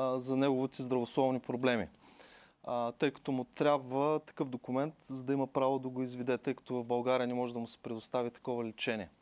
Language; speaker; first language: Bulgarian; native; Bulgarian